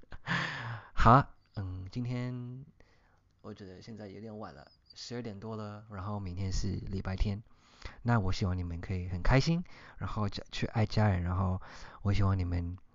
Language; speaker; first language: Chinese; early bilingual, heritage; Chinese